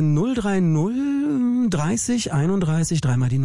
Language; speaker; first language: German; native; German